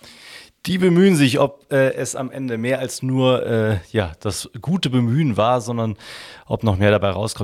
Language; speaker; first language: German; native; German